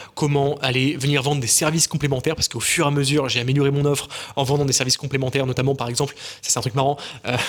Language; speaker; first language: French; native; French